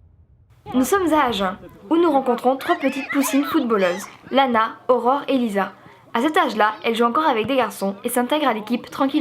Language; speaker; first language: French; native; French